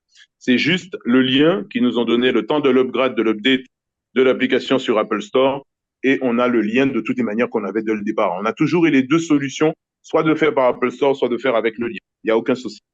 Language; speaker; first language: French; native; French